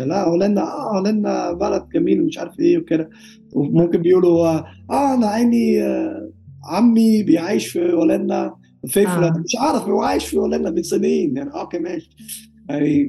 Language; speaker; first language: Arabic; non-native, learner; Dutch